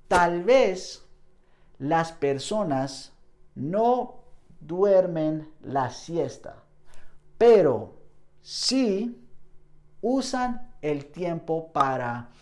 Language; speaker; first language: Spanish; non-native, fluent; English